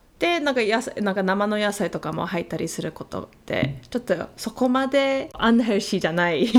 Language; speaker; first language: Japanese; early bilingual, heritage; Japanese